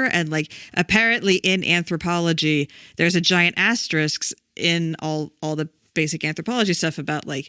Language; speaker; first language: English; native; English